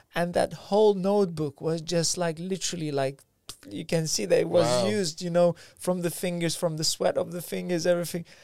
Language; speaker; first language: English; non-native, fluent; Lithuanian